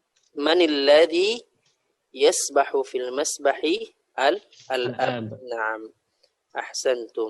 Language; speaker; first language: Arabic; non-native, fluent; Indonesian